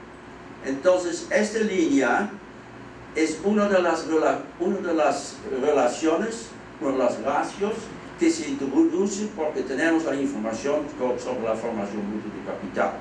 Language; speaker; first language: Spanish; non-native, fluent; Dutch